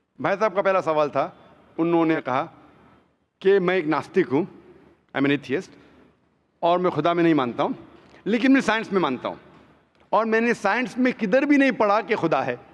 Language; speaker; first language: Hindi; non-native, local second language; Konkani